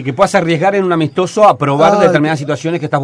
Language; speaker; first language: Spanish; native; Spanish